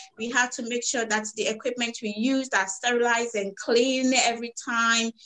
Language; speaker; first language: English; native; English